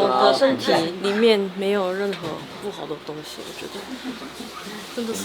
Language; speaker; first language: Chinese; non-native, fluent; Korean